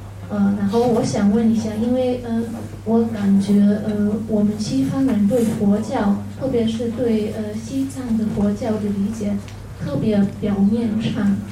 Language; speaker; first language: Chinese; non-native, fluent; German